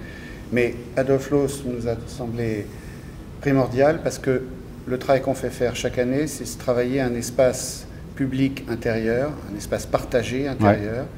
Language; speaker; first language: French; native; French